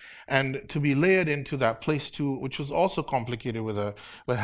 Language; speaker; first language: English; native; English